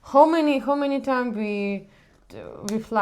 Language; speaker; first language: English; non-native, learner; Ukrainian